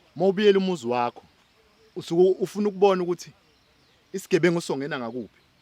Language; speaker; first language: Zulu; native; Zulu